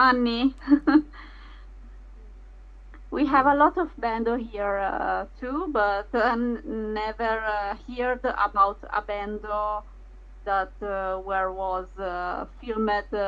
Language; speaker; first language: English; non-native, fluent; Italian